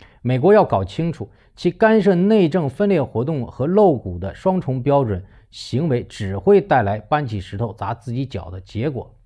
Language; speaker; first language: Chinese; native; Chinese